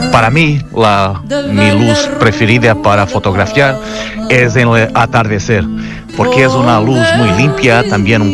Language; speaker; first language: Spanish; non-native, fluent; Portuguese